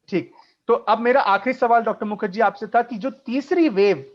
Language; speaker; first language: Hindi; native; Hindi